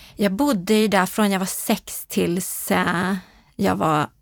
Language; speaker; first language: Swedish; native; Swedish